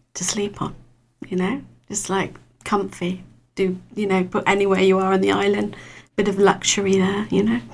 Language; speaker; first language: English; native; English